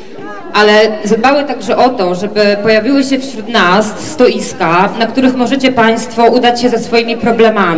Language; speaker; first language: Polish; native; Polish